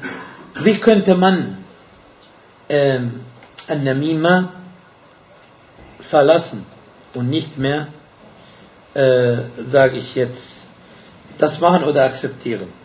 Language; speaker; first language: German; non-native, fluent; Arabic